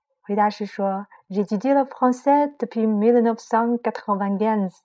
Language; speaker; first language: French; non-native, fluent; Chinese